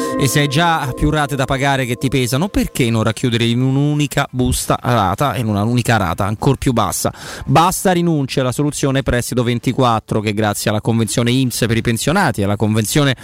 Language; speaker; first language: Italian; native; Italian